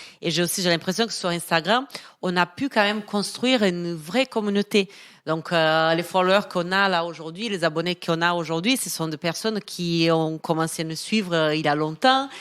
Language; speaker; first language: French; non-native, fluent; Portuguese